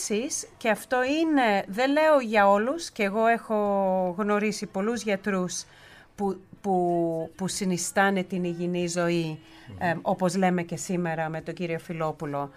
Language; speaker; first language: Greek; early bilingual, heritage; Greek